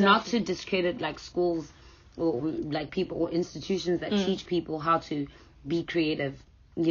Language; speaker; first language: English; non-native, local second language; Zulu